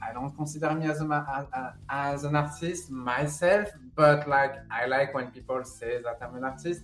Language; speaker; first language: English; non-native, fluent; French